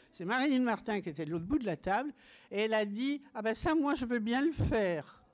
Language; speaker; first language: French; native; French